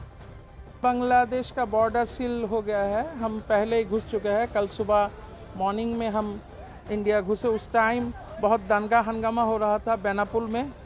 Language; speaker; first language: Hindi; non-native, fluent; Bangla